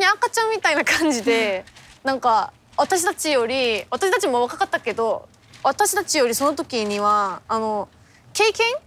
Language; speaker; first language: Japanese; non-native, fluent; Korean